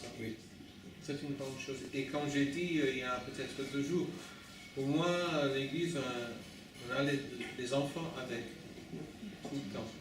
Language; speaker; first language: French; non-native, fluent; English